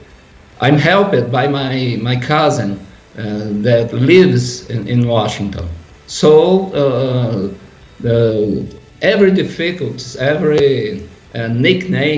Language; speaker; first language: English; non-native, learner; Portuguese